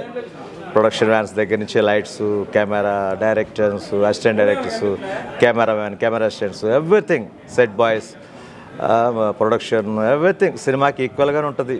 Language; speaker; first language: Telugu; native; Telugu